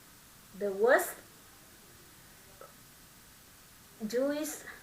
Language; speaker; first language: English; non-native, learner; Vietnamese